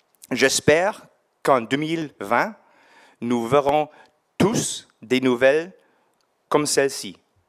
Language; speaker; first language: French; non-native, learner; English